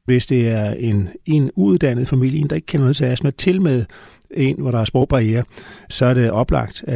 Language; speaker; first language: Danish; native; Danish